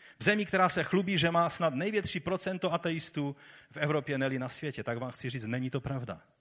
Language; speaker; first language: Czech; native; Czech